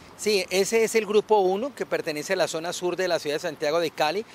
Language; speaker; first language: Spanish; native; Spanish